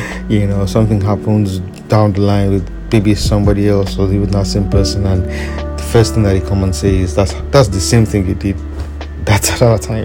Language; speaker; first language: English; non-native, local second language; Yoruba